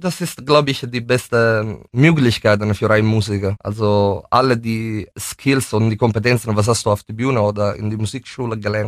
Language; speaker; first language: German; non-native, fluent; Italian